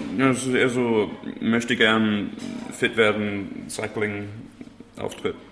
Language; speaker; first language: German; non-native, fluent; English